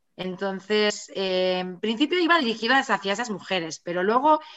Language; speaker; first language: Spanish; native; Spanish